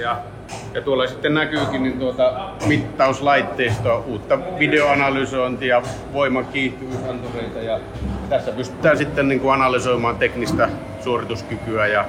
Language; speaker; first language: Finnish; native; Finnish